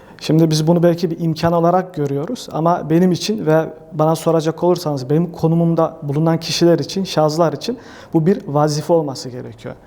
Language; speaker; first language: Turkish; early bilingual, heritage; Turkish